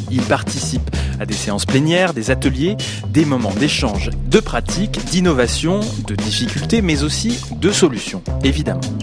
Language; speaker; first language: French; native; French